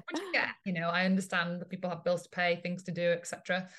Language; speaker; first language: English; native; English